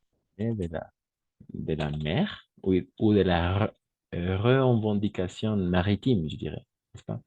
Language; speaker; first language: French; non-native, fluent; Spanish